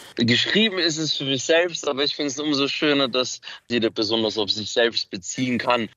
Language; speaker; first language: German; early bilingual, other home language; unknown